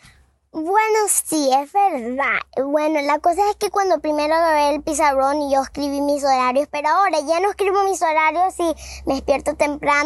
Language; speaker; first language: Spanish; early bilingual, heritage; Spanish